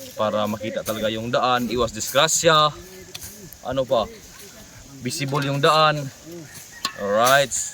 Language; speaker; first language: Filipino; non-native, local second language; Cebuano